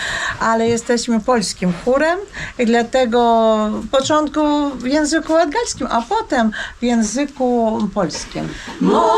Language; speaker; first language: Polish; non-native, learner; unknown